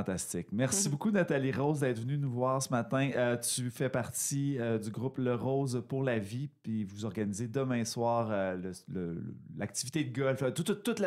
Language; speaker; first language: French; native; French